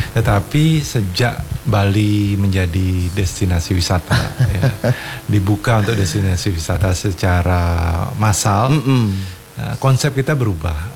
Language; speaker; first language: Indonesian; non-native, local second language; Balinese